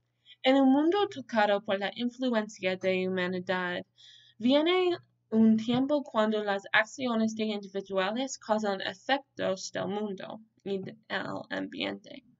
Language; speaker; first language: Spanish; non-native, learner; English